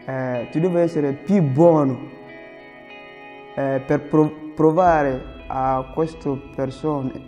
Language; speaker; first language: Italian; non-native, learner; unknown